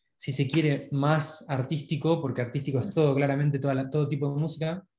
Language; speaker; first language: Spanish; native; Spanish